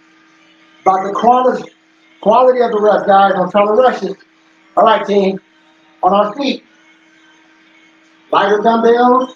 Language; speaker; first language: English; native; English